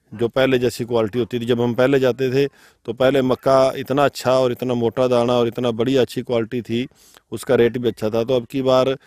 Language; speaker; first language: Hindi; non-native, local second language; Punjabi